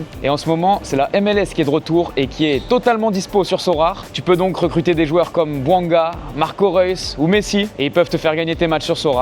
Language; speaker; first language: French; native; French